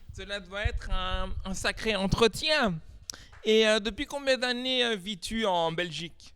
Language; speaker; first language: French; native; French